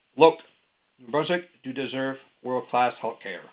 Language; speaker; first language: English; non-native, fluent; French